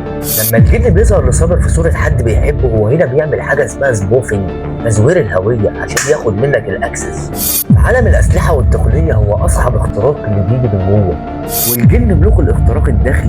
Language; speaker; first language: Arabic; native; Arabic